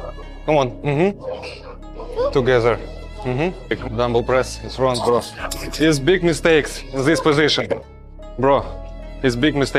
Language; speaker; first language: English; non-native, learner; Russian